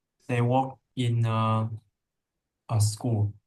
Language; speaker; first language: English; non-native, learner; Vietnamese